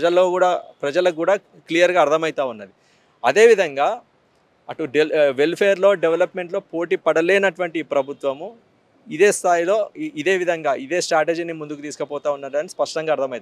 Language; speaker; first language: Telugu; native; Telugu